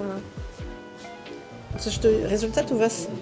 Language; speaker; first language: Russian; non-native, learner; French